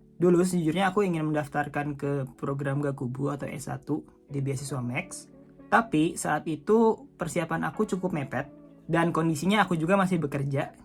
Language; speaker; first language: Indonesian; native; Indonesian